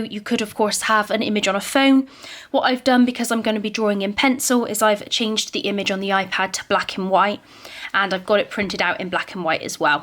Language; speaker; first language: English; native; English